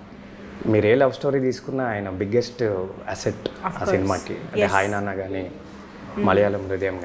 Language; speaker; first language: Telugu; native; Telugu